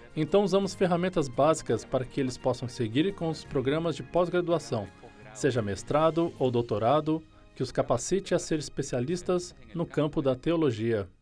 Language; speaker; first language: Portuguese; non-native, fluent; Spanish